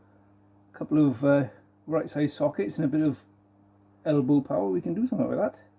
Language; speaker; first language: English; native; English